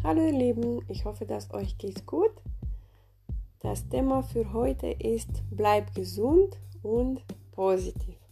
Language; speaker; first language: German; non-native, fluent; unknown